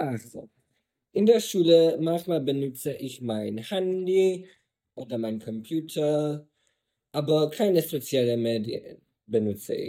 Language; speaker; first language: German; non-native, learner; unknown